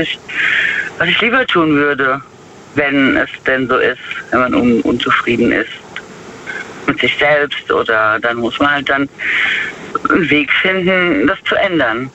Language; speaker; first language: German; native; German